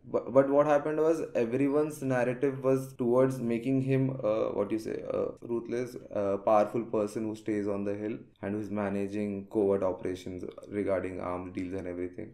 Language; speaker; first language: English; non-native, local second language; Telugu